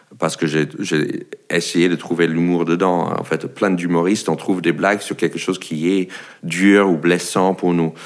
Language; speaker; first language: French; non-native, fluent; English